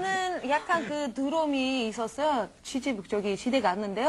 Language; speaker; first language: Korean; non-native, learner; Romanian